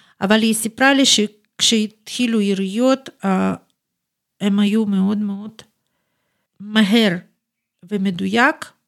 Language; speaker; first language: Hebrew; non-native, fluent; Russian